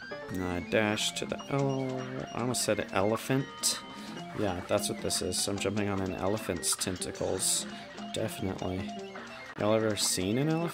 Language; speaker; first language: English; native; English